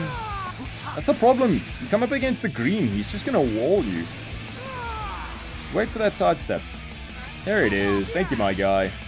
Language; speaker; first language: English; native; English